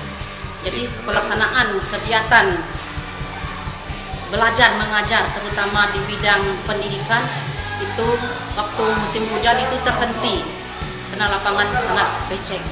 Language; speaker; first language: Indonesian; native; Indonesian